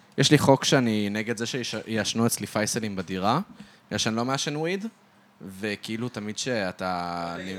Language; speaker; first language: Hebrew; early bilingual, other home language; French